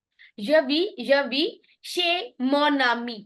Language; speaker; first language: French; non-native, fluent; Punjabi